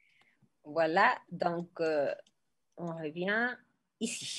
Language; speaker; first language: French; non-native, fluent; Spanish